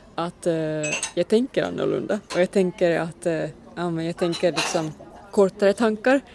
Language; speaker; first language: Swedish; non-native, local second language; Finnish